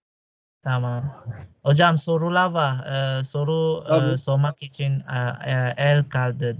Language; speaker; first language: Turkish; non-native, fluent; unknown